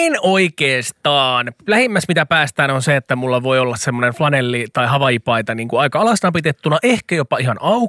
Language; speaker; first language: Finnish; native; Finnish